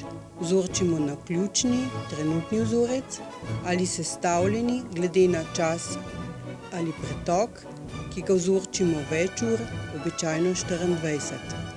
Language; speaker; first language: Slovenian; native; Slovenian